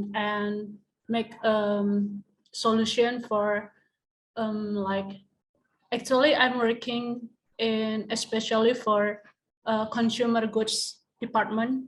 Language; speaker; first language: English; non-native, learner; Indonesian